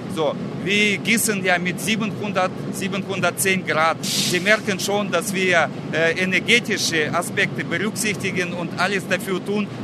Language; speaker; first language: German; non-native, fluent; Russian